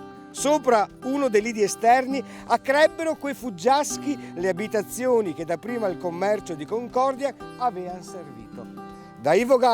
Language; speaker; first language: Italian; native; Italian